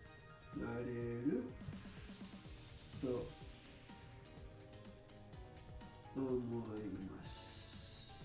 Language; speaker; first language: Japanese; non-native, learner; English